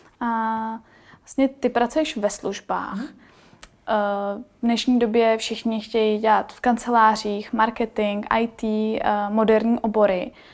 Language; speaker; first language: Czech; native; Czech